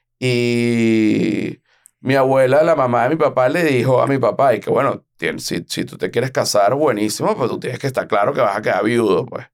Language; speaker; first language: Spanish; native; Spanish